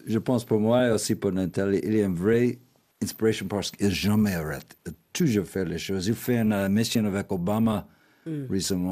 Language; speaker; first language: French; non-native, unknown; English